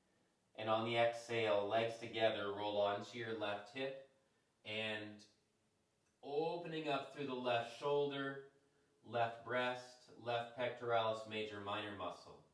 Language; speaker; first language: English; native; English